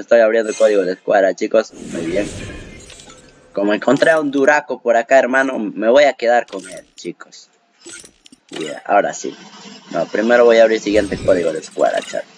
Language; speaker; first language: Spanish; native; Spanish